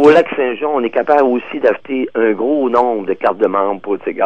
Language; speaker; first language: French; native; French